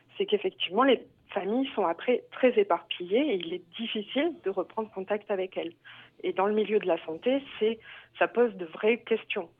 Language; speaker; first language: French; native; French